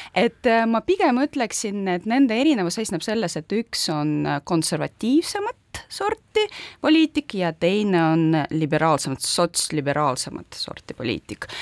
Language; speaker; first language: Estonian; non-native, local second language; Russian